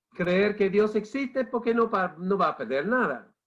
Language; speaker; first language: Spanish; non-native, fluent; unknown